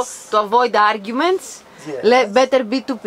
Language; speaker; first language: English; non-native, fluent; Greek